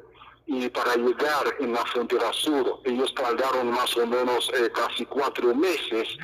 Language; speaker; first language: Spanish; non-native, fluent; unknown